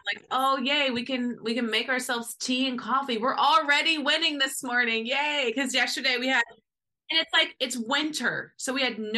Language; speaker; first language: English; native; English